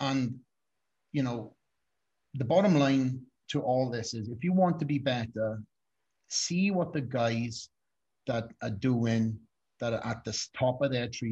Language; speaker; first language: English; native; English